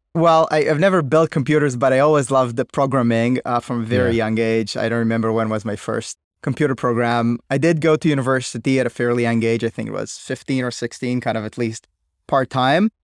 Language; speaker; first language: English; non-native, fluent; Hebrew